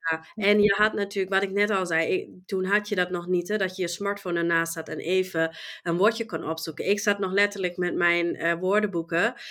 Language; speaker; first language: Dutch; non-native, fluent; German